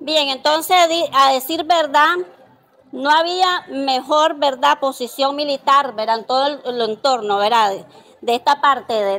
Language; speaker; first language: Spanish; native; Spanish